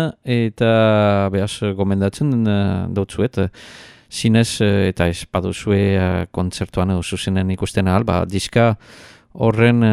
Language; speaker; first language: Basque; native; Basque